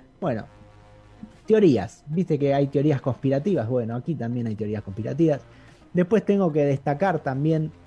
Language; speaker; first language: Spanish; native; Spanish